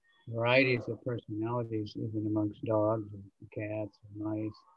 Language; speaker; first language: English; native; English